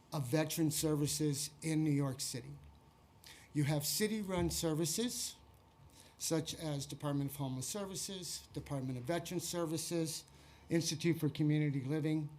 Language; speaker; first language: English; native; English